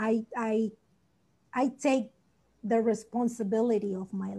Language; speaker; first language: English; non-native, learner; Spanish